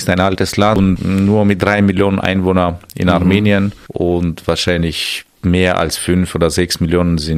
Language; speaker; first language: German; non-native, fluent; Armenian